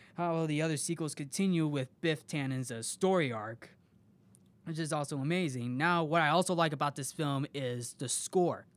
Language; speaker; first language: English; native; English